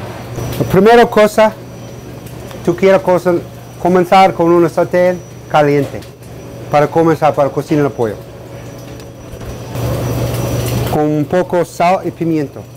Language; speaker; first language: Spanish; non-native, learner; English